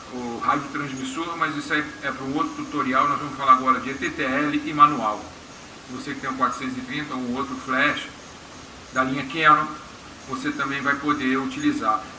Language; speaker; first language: Portuguese; native; Portuguese